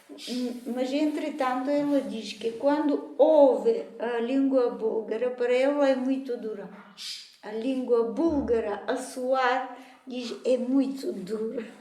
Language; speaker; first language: Portuguese; non-native, fluent; Bulgarian